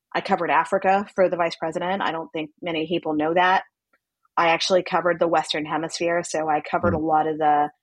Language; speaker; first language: English; native; English